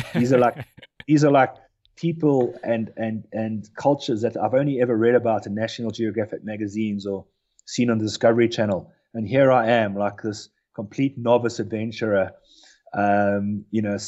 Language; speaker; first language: English; native; English